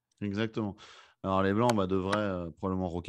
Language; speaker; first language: French; native; French